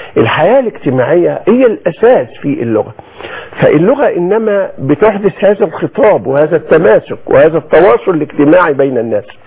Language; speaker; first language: Arabic; native; Arabic